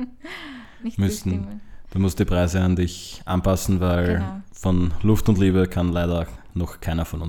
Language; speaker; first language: German; native; German